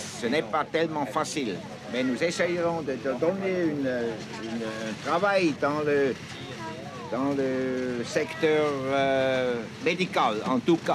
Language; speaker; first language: French; non-native, fluent; Swiss German